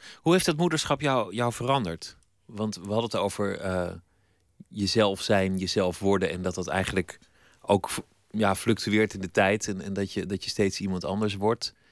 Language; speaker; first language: Dutch; native; Dutch